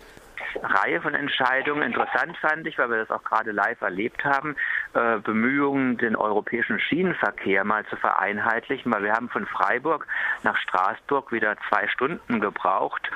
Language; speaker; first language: German; native; German